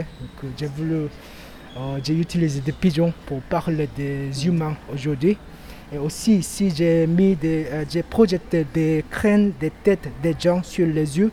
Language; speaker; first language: French; non-native, learner; Korean